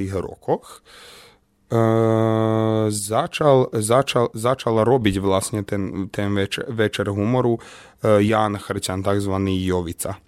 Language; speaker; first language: Slovak; native; Slovak